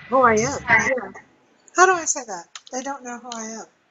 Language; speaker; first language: English; non-native, learner; Spanish